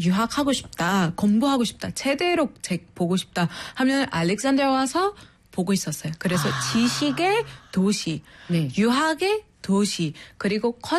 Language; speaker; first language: Korean; non-native, fluent; Arabic